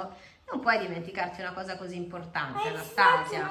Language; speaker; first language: Italian; native; Italian